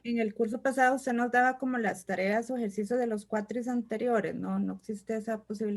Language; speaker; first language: Spanish; native; Spanish